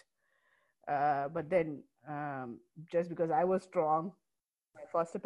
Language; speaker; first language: English; non-native, local second language; Malayalam